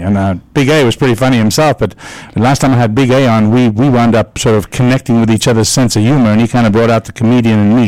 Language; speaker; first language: English; native; English